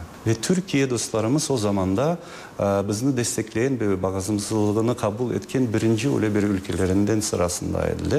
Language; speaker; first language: Turkish; non-native, fluent; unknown